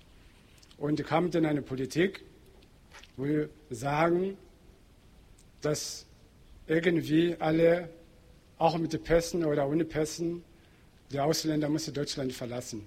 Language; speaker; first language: German; non-native, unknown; Portuguese